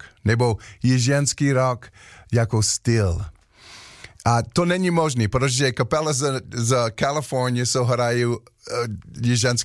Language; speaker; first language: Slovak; non-native, learner; English